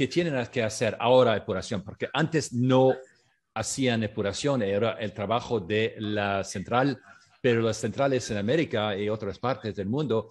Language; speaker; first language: Spanish; non-native, fluent; French